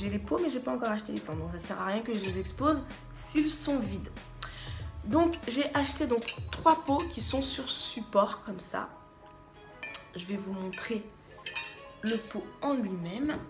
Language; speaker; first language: French; native; French